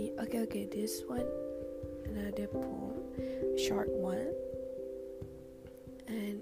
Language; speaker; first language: English; non-native, local second language; Malay